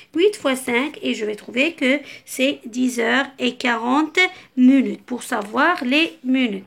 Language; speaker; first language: French; non-native, local second language; Arabic